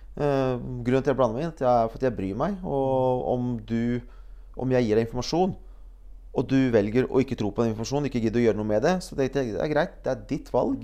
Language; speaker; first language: Norwegian; early bilingual, other home language; Bosnian